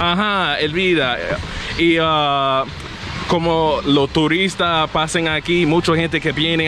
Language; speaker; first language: Spanish; non-native, learner; English